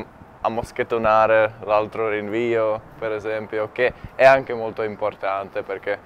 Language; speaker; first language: Italian; non-native, fluent; Czech